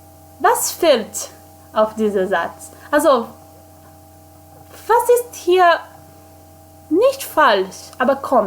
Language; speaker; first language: German; non-native, fluent; Portuguese